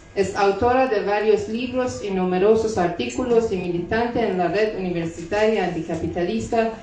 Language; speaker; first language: Spanish; non-native, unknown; Persian